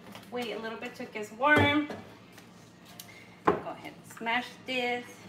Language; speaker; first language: English; early bilingual, other home language; Spanish